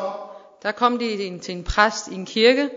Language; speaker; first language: Danish; non-native, fluent; Persian